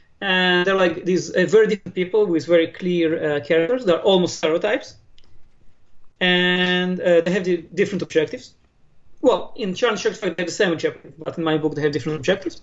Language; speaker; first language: English; non-native, fluent; Hebrew